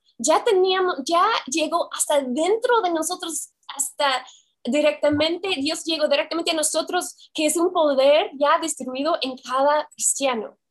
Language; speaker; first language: Spanish; non-native, fluent; English